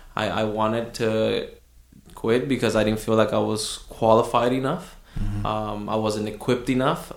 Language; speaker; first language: English; early bilingual, other home language; Spanish